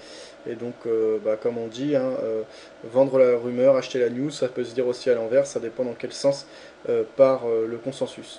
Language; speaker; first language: French; native; French